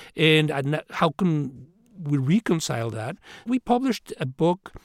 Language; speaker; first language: English; non-native, fluent; Spanish